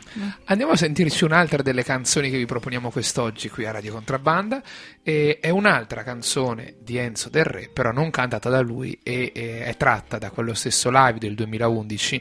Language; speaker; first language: Italian; native; Italian